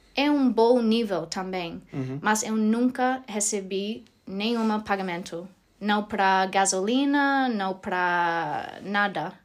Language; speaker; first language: Portuguese; non-native, fluent; English